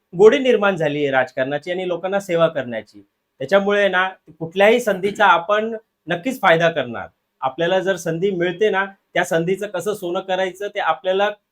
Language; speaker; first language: Marathi; non-native, local second language; Hindi